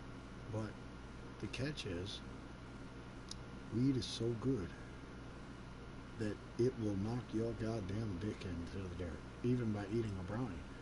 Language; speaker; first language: English; native; English